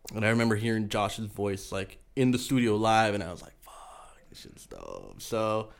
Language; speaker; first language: English; early bilingual, other home language; Spanish